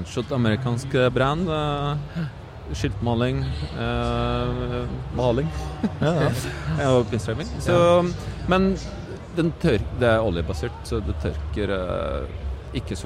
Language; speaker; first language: Norwegian; non-native, fluent; Polish